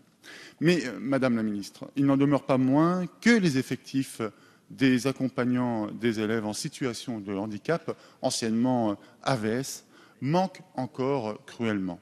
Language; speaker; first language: French; native; French